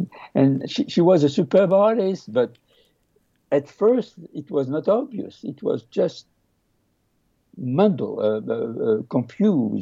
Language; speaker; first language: English; non-native, fluent; French